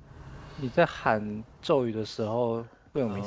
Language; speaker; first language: Chinese; native; Chinese